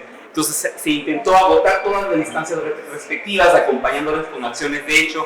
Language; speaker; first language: Spanish; native; Spanish